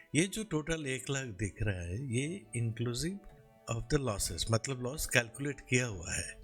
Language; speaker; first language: Hindi; non-native, local second language; Bangla